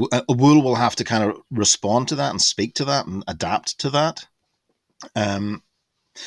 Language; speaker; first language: English; native; English